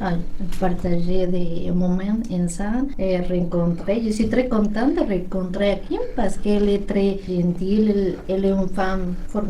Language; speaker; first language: French; non-native, learner; Spanish